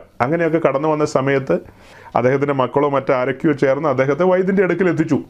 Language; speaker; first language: Malayalam; native; Malayalam